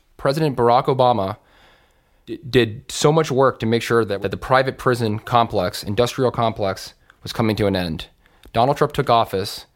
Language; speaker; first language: English; native; English